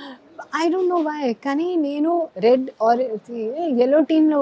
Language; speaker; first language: Telugu; non-native, learner; Hindi